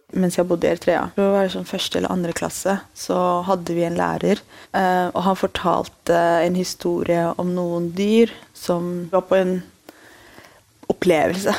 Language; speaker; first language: Norwegian; early bilingual, other home language; Tigrinya